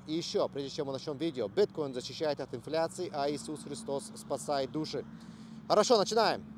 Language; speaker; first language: Russian; early bilingual, heritage; Russian